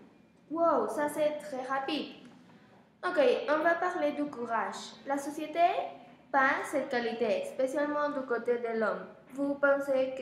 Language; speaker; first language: French; non-native, learner; Spanish